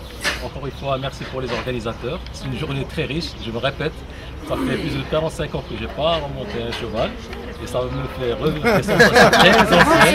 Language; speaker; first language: French; non-native, local second language; Arabic